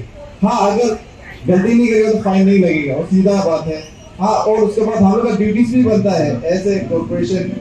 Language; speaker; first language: Hindi; non-native, local second language; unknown